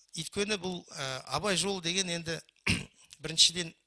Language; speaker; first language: Kazakh; non-native, local second language; Russian